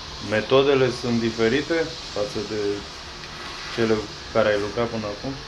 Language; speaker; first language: Romanian; native; Romanian